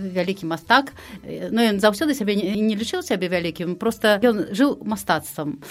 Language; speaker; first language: Belarusian; non-native, local second language; Russian